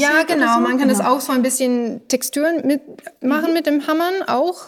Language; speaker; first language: German; non-native, learner; English